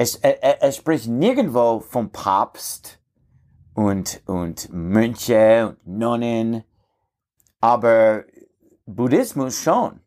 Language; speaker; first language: German; non-native, fluent; English